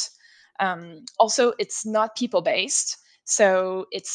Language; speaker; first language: English; non-native, fluent; French